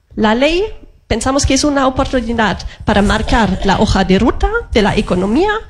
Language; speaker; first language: Spanish; non-native, fluent; German